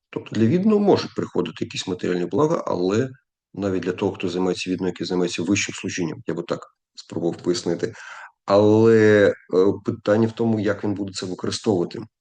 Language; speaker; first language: Ukrainian; non-native, local second language; Russian